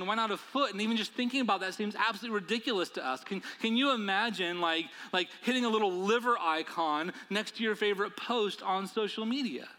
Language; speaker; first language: English; native; English